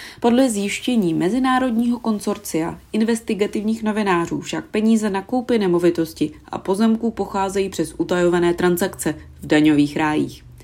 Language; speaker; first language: Czech; native; Czech